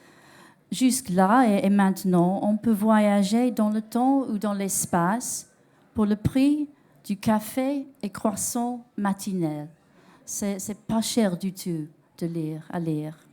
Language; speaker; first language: French; non-native, learner; English